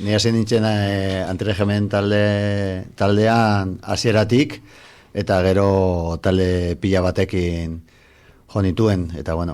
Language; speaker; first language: Basque; non-native, local second language; Spanish